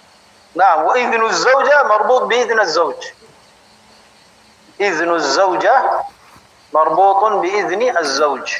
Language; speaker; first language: Arabic; non-native, fluent; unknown